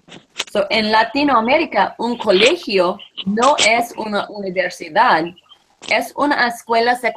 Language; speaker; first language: Spanish; non-native, fluent; English